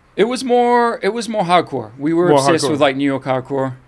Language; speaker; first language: English; native; English